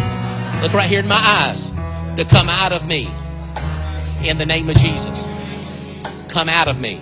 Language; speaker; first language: English; native; English